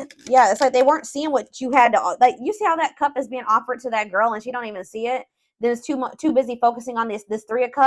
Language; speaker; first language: English; native; English